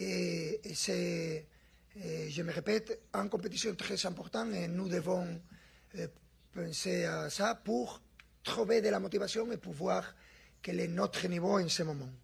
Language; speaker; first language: French; non-native, fluent; Spanish